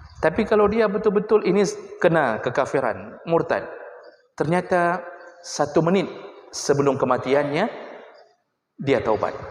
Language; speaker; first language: Malay; native; Malay